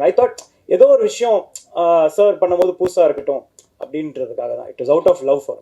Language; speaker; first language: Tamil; native; Tamil